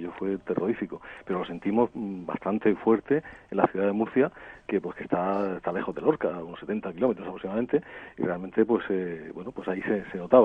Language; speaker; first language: Spanish; native; Spanish